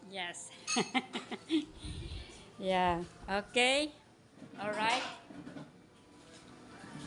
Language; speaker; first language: English; non-native, learner; Filipino